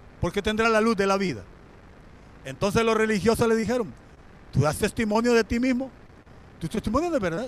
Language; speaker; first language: Spanish; native; Spanish